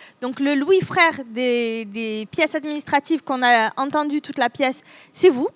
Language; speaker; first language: French; native; French